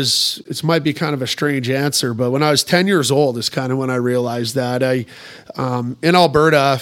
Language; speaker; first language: English; native; English